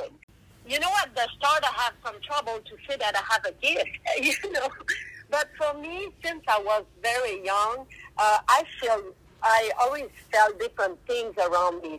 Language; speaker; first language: English; non-native, fluent; French